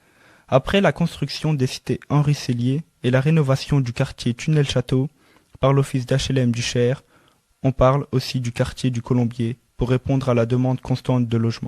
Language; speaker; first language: French; native; French